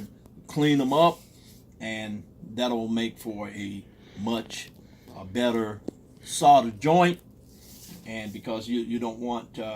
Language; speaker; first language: English; native; English